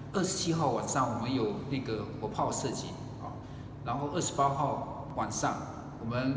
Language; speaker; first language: Chinese; native; Chinese